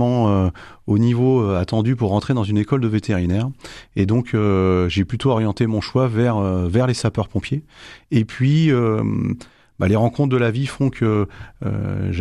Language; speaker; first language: French; native; French